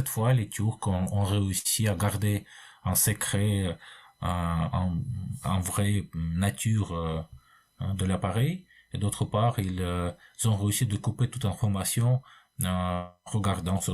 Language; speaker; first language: French; non-native, fluent; Russian